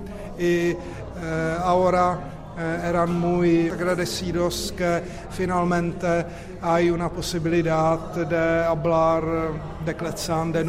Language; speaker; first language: Spanish; non-native, fluent; Czech